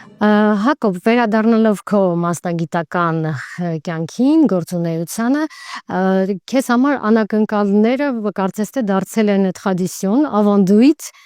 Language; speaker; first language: Armenian; native; Armenian